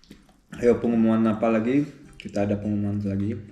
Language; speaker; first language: Indonesian; early bilingual, heritage; German